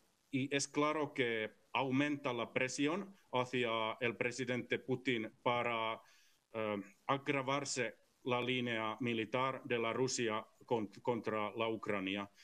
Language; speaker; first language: Spanish; non-native, fluent; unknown